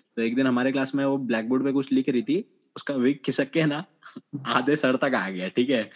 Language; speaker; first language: Hindi; native; Hindi